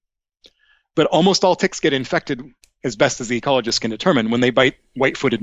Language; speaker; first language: English; native; English